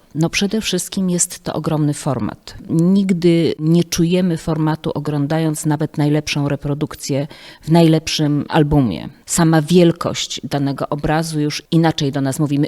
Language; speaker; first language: Polish; native; Polish